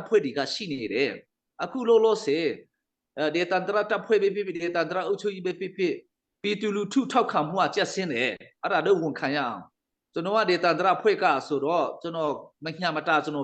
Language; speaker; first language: Burmese; non-native, local second language; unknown